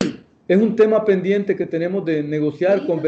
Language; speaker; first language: Spanish; native; Spanish